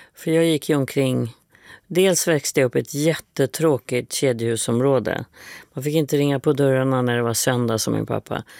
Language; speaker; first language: Swedish; native; Swedish